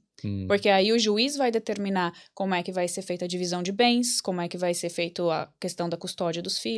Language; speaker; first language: Portuguese; native; Portuguese